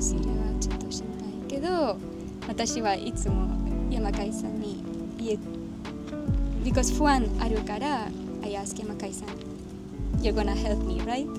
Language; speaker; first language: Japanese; non-native, learner; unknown